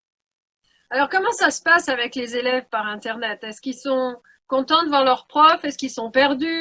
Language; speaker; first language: French; native; French